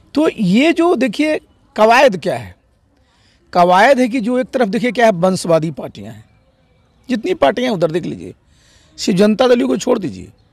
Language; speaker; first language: Hindi; native; Hindi